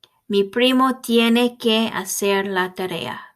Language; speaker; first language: Spanish; non-native, fluent; English